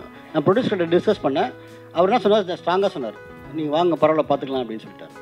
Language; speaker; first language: Tamil; native; Tamil